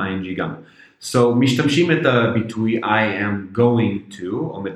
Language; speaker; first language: Hebrew; non-native, fluent; English